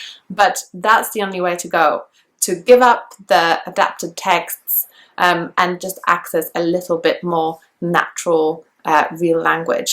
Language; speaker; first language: English; non-native, fluent; Polish